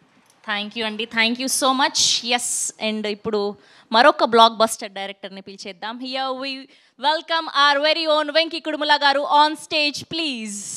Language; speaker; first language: Telugu; native; Telugu